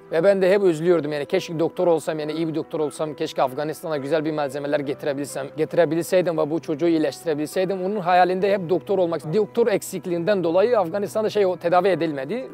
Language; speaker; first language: Turkish; non-native, fluent; Persian